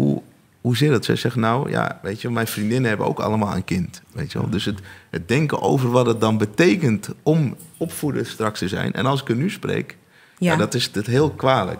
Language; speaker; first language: Dutch; native; Dutch